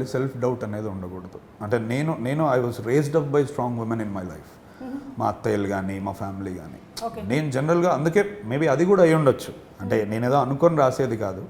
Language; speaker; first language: Telugu; native; Telugu